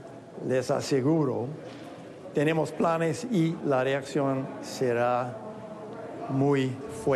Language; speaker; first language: Spanish; non-native, fluent; English